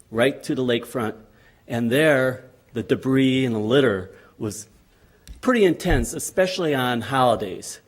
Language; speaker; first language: English; native; English